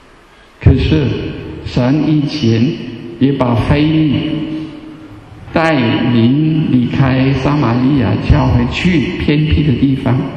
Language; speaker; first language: Chinese; non-native, fluent; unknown